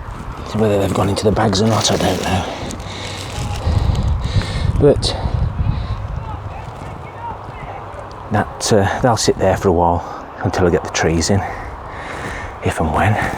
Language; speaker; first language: English; native; English